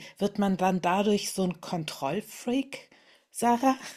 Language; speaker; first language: German; native; German